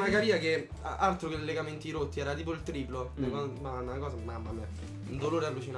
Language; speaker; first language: Italian; early bilingual, other home language; Polish